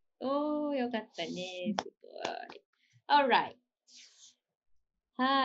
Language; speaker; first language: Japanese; non-native, fluent; Malay